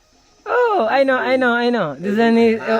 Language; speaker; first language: English; non-native, learner; Malayalam